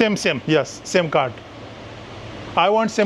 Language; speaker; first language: English; non-native, learner; Urdu